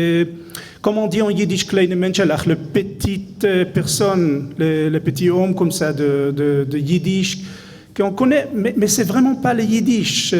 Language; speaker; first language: French; non-native, fluent; Hebrew